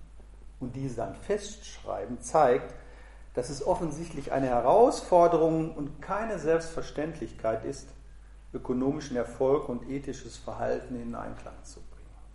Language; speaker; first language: German; native; German